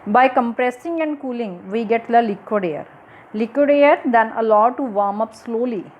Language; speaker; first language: English; non-native, local second language; Punjabi